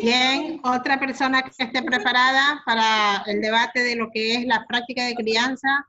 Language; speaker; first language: Spanish; native; Spanish